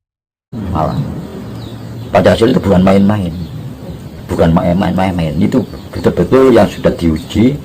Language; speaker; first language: Indonesian; native; Indonesian